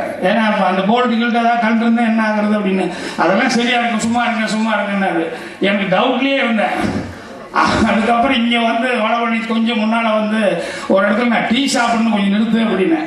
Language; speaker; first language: Tamil; native; Tamil